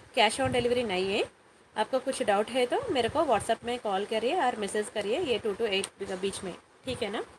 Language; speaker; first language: Hindi; non-native, local second language; Telugu